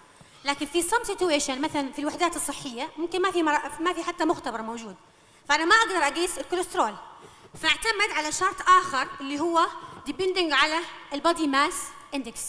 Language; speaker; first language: Arabic; native; Arabic